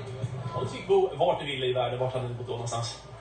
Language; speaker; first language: Swedish; native; Swedish